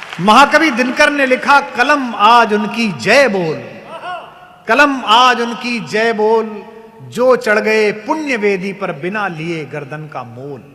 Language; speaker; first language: Hindi; native; Hindi